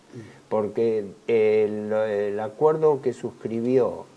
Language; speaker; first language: Spanish; native; Spanish